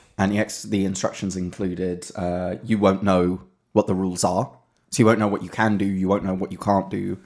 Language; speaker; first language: English; native; English